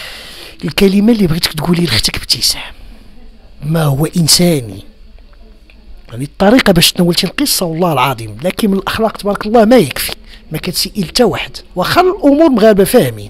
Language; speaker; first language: Arabic; native; Arabic